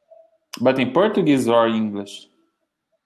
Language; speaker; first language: English; non-native, learner; Portuguese